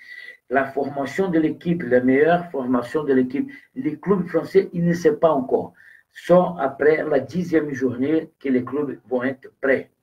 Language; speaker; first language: French; non-native, fluent; Portuguese